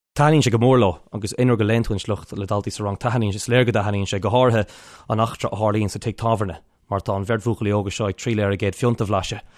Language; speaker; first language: Irish; non-native, local second language; English